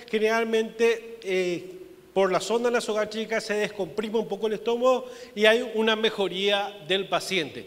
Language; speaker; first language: Spanish; native; Spanish